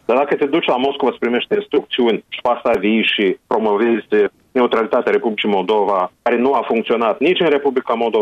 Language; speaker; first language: Romanian; native; Romanian